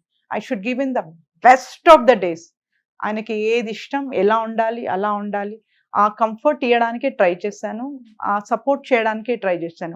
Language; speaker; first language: Telugu; native; Telugu